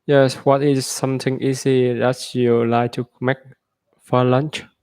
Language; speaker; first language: English; non-native, learner; Vietnamese